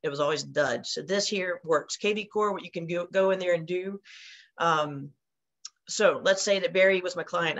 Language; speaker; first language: English; native; English